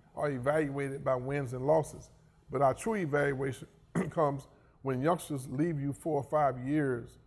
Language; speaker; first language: English; native; English